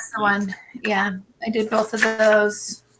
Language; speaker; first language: English; native; English